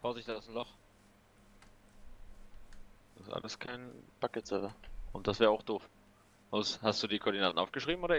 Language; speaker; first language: German; native; German